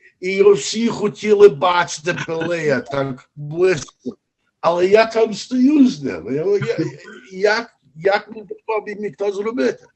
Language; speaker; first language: Ukrainian; early bilingual, heritage; Ukrainian